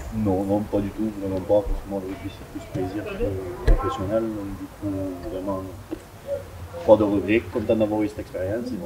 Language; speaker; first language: French; native; French